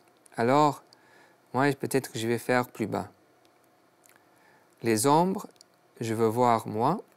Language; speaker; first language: French; non-native, learner; English